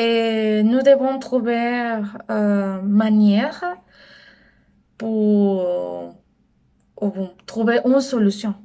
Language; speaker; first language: French; non-native, learner; Spanish